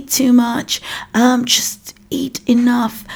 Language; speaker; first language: English; non-native, local second language; Yoruba